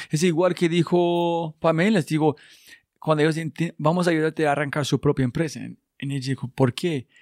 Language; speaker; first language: Spanish; non-native, learner; English